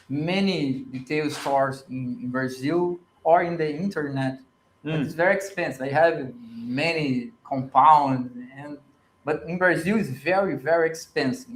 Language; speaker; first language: English; non-native, learner; Portuguese